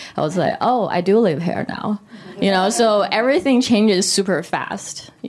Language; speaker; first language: English; non-native, fluent; Korean